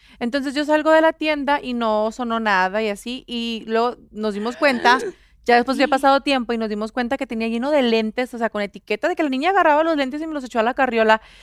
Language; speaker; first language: Spanish; early bilingual, heritage; Spanish